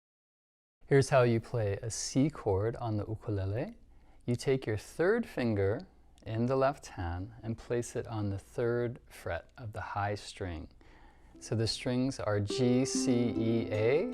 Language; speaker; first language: English; native; English